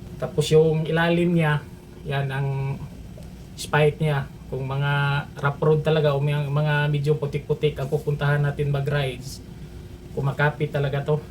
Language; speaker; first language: Filipino; non-native, local second language; Cebuano